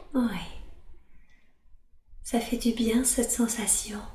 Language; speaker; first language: French; native; French